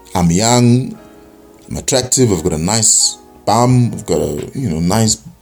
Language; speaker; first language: English; non-native, local second language; Zulu